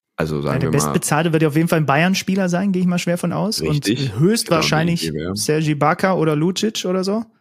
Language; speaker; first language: German; native; German